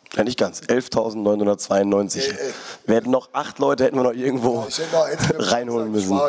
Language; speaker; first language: German; native; German